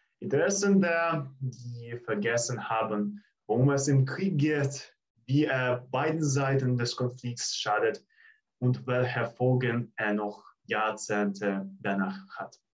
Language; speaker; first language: German; non-native, fluent; Russian